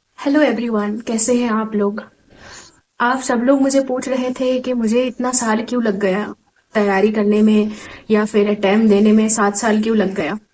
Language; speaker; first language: Hindi; non-native, local second language; Assamese